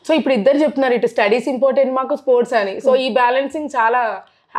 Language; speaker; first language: Telugu; native; Telugu